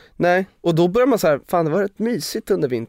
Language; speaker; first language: Swedish; native; Swedish